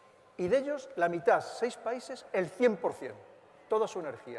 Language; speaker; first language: Spanish; native; Spanish